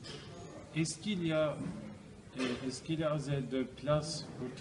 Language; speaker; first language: French; non-native, learner; Turkish